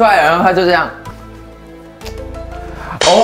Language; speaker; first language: Chinese; non-native, learner; Thai